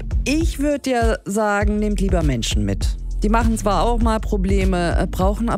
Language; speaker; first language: German; native; German